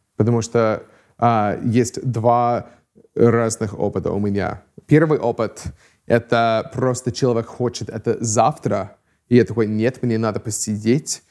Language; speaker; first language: Russian; non-native, fluent; English